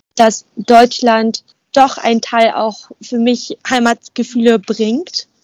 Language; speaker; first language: German; early bilingual, other home language; Vietnamese